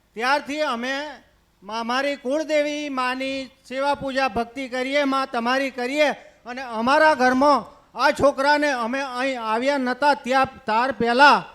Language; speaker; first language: Gujarati; native; Gujarati